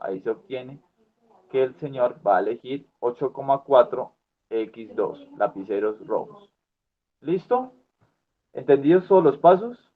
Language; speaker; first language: Spanish; native; Spanish